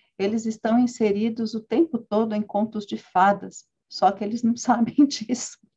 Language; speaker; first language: Portuguese; early bilingual, other home language; Spanish